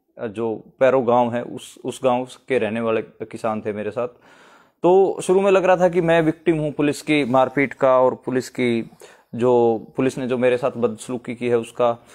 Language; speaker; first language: Hindi; native; Hindi